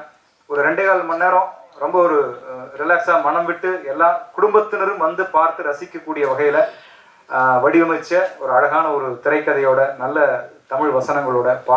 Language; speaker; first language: Tamil; native; Tamil